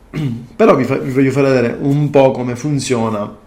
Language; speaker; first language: Italian; native; Italian